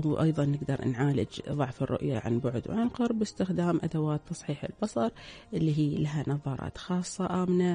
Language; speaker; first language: Arabic; native; Arabic